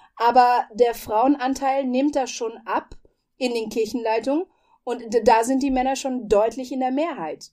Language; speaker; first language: German; native; German